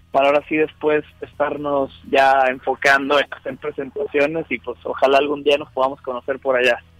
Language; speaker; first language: Spanish; native; Spanish